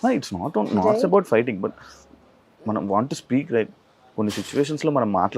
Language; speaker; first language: Telugu; native; Telugu